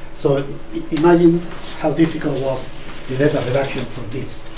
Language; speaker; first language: English; non-native, fluent; Spanish